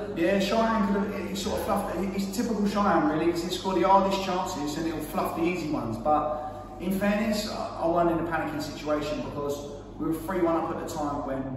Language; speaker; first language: English; native; English